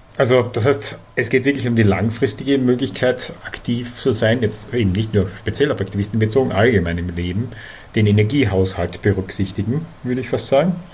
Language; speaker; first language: German; native; German